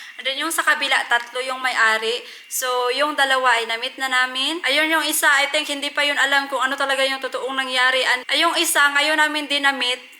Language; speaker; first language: Filipino; non-native, local second language; Cebuano